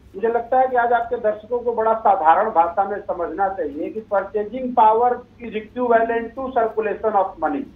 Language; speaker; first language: Hindi; native; Hindi